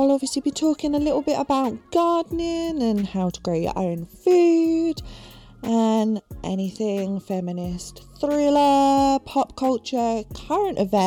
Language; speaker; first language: English; native; English